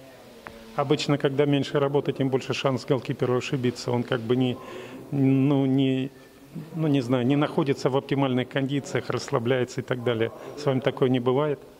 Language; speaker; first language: Russian; native; Russian